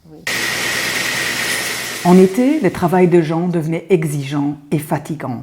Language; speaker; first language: French; native; French